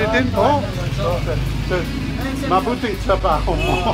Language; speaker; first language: Filipino; non-native, learner; English